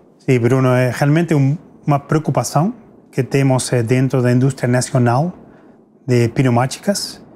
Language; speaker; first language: Portuguese; non-native, fluent; Spanish